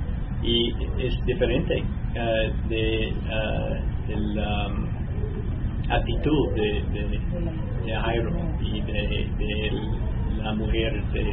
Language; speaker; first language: Spanish; non-native, learner; English